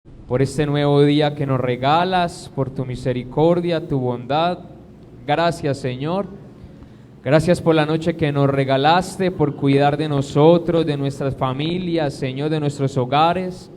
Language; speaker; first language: Spanish; native; Spanish